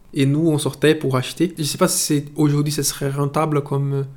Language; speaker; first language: French; non-native, fluent; Portuguese